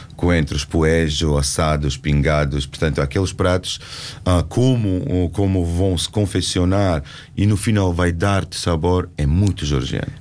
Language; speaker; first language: Portuguese; non-native, fluent; Georgian